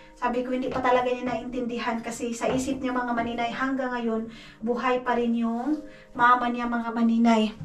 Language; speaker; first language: Filipino; non-native, local second language; Cebuano